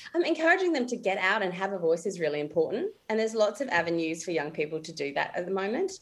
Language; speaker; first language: English; native; English